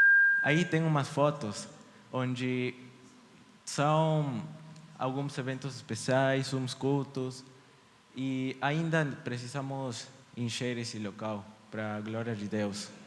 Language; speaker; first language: Portuguese; early bilingual, heritage; Portuguese